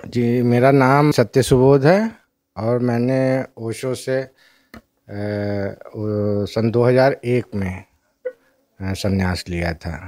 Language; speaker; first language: Hindi; native; Hindi